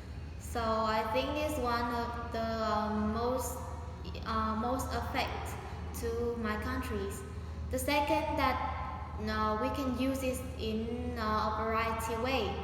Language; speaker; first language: English; non-native, learner; Vietnamese